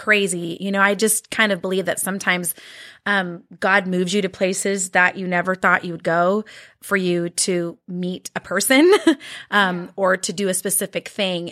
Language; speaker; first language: English; early bilingual, other home language; Norwegian